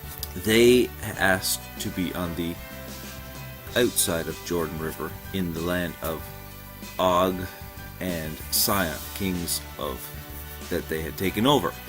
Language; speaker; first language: English; native; English